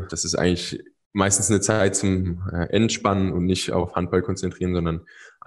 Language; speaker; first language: German; native; German